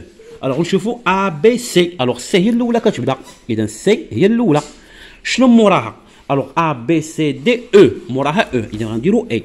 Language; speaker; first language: French; non-native, local second language; Arabic